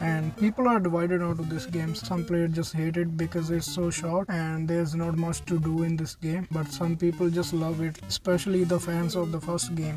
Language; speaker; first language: English; non-native, fluent; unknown